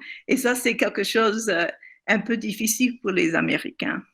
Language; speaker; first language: French; non-native, fluent; English